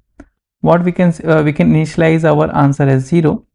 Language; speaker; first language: English; non-native, local second language; Hindi